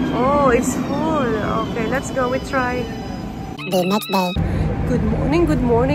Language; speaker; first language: English; non-native, local second language; Filipino